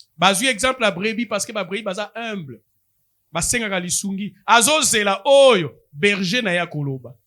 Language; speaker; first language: Lingala; non-native, local second language; Kongo